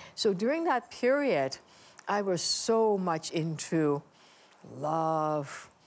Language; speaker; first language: English; native; English